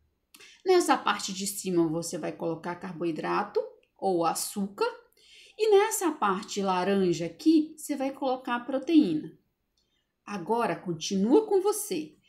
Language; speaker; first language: Portuguese; native; Portuguese